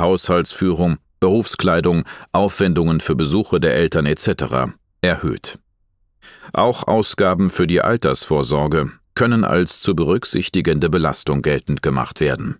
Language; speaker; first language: German; native; German